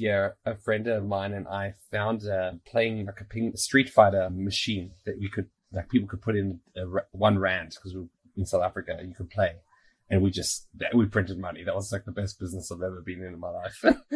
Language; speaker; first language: English; native; English